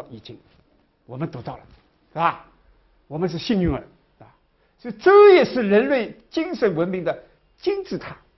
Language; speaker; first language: Chinese; native; Chinese